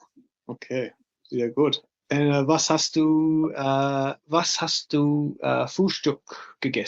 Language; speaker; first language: German; non-native, learner; English